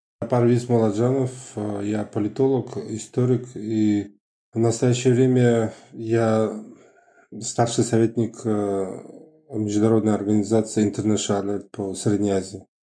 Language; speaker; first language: Russian; non-native, local second language; Tajik